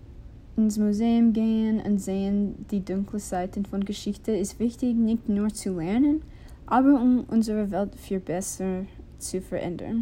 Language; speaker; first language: German; non-native, learner; English